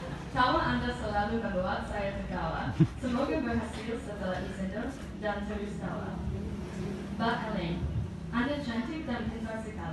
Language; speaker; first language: Indonesian; non-native, learner; English